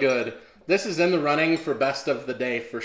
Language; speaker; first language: English; native; English